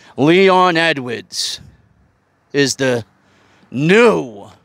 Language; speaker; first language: English; native; English